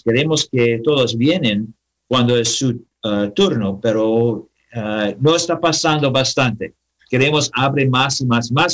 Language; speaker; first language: Spanish; non-native, learner; English